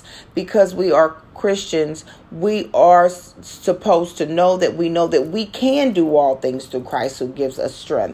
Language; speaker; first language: English; native; English